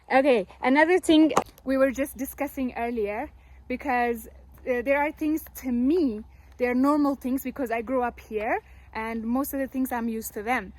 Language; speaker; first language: English; non-native, local second language; Amharic